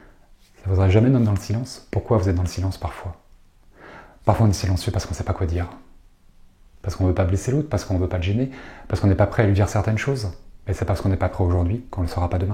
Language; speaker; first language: French; native; French